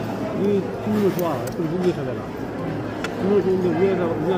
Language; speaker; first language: Korean; native; Korean